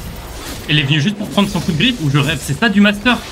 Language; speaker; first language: French; native; French